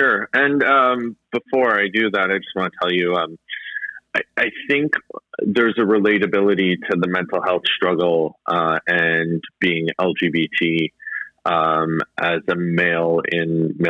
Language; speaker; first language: English; native; English